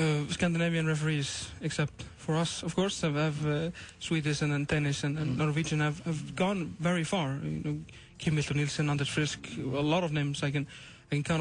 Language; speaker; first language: English; non-native, fluent; Icelandic